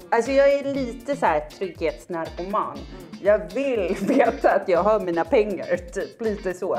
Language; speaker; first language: Swedish; native; Swedish